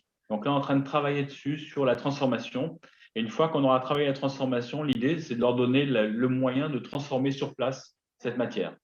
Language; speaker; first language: French; native; French